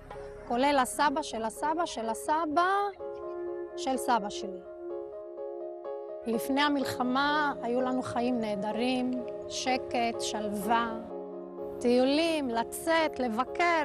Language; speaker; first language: Hebrew; non-native, local second language; Arabic